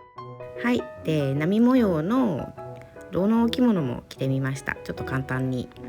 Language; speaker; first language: Japanese; native; Japanese